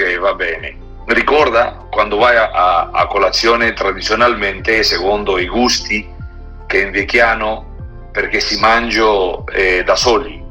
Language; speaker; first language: Italian; non-native, learner; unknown